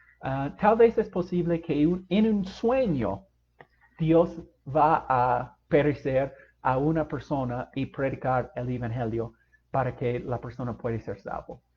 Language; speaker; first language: Spanish; non-native, fluent; English